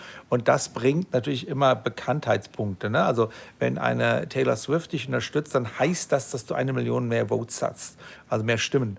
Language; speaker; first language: German; native; German